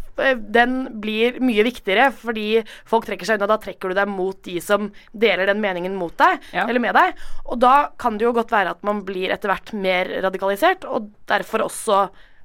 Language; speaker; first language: Norwegian; native; Norwegian